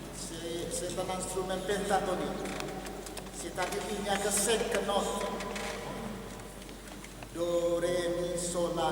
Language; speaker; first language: French; non-native, learner; Indonesian